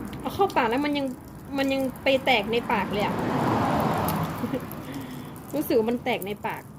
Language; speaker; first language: Thai; native; Thai